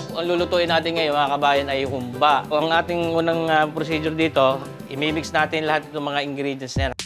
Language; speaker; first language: Filipino; native; Filipino